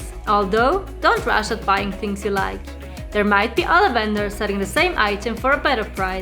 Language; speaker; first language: English; non-native, fluent; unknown